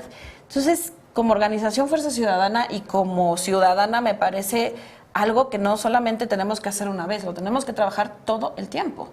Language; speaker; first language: Spanish; native; Spanish